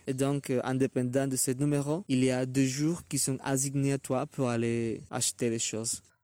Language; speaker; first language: French; non-native, learner; Spanish